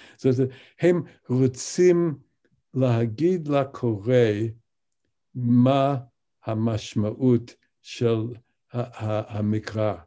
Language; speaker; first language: Hebrew; non-native, fluent; English